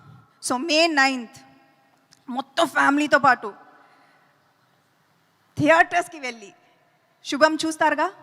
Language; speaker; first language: Telugu; non-native, fluent; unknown